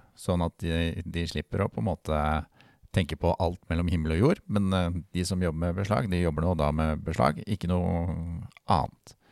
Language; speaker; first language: Norwegian; native; Norwegian